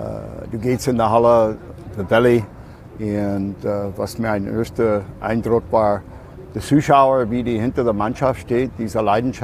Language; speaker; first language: German; non-native, learner; English